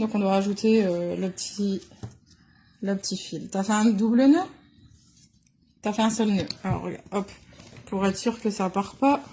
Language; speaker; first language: French; native; French